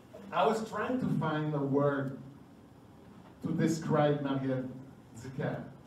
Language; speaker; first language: English; non-native, fluent; French